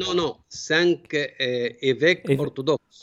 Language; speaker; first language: French; non-native, learner; Arabic